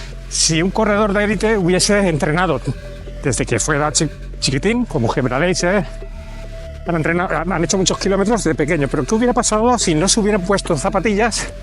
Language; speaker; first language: Spanish; native; Spanish